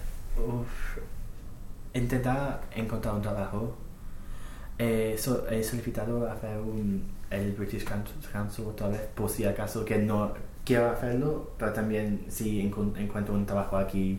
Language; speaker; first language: Spanish; non-native, fluent; English